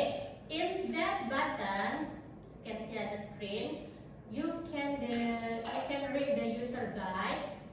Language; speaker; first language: English; non-native, learner; Indonesian